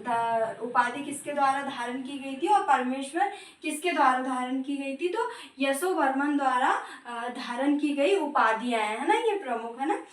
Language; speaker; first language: Hindi; native; Hindi